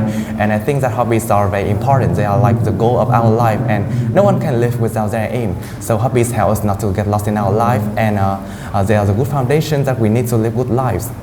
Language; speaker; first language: English; non-native, fluent; Vietnamese